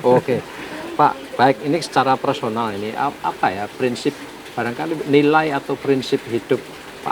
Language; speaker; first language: Indonesian; native; Indonesian